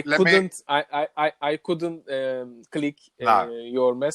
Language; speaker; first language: English; non-native, learner; Turkish